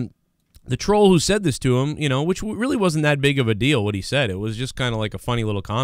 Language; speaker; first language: English; native; English